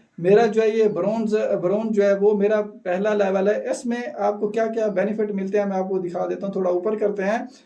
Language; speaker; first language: Urdu; native; Urdu